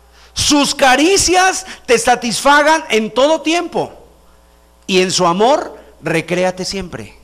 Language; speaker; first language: Spanish; native; Spanish